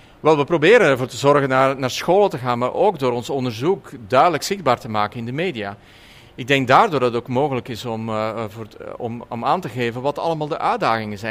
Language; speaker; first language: Dutch; native; Dutch